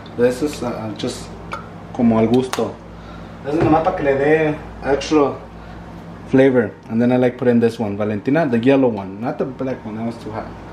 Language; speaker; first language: English; early bilingual, other home language; Spanish